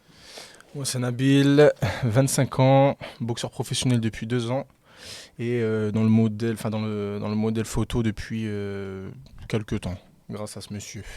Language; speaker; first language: French; native; French